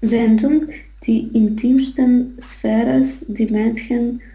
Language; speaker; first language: German; non-native, learner; Russian